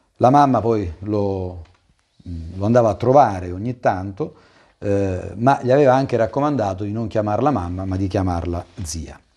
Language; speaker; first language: Italian; native; Italian